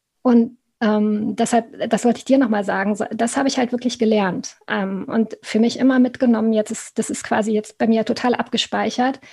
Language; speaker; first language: German; native; German